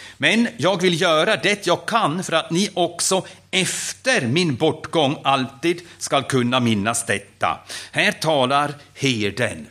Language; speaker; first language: Swedish; non-native, fluent; German